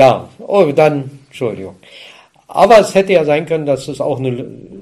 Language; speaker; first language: German; native; German